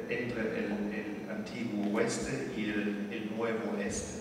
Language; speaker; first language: Spanish; non-native, fluent; German